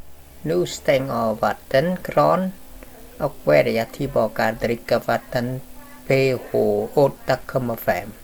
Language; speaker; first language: Swedish; non-native, learner; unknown